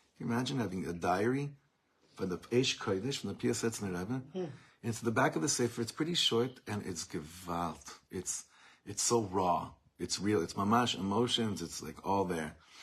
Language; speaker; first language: English; native; English